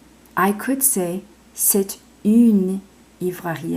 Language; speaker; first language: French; non-native, fluent; English